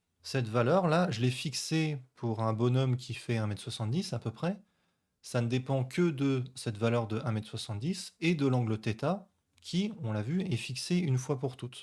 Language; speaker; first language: French; native; French